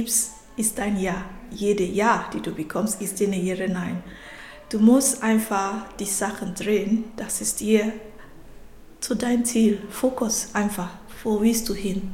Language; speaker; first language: German; non-native, fluent; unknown